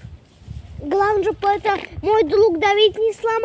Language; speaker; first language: Russian; native; Russian